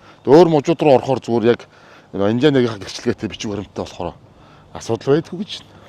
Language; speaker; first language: Mongolian; native; Mongolian